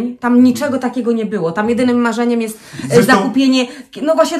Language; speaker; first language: Polish; native; Polish